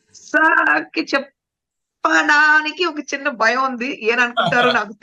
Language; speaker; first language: Telugu; non-native, fluent; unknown